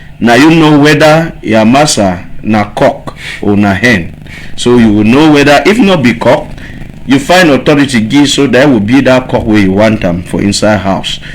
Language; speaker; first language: Nigerian Pidgin; native; Nigerian Pidgin